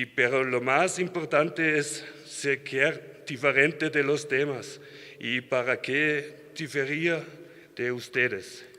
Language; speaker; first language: Spanish; non-native, learner; German